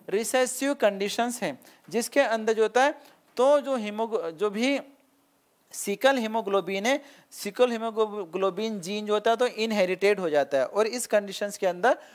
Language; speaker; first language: Hindi; non-native, local second language; Marathi